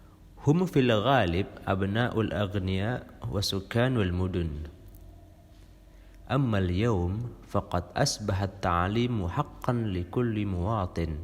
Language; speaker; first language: Arabic; non-native, fluent; Indonesian